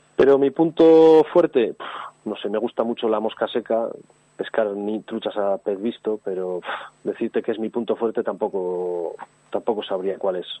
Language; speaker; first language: Spanish; native; Spanish